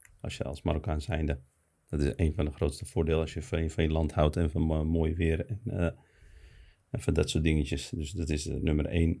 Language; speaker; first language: Dutch; early bilingual, other home language; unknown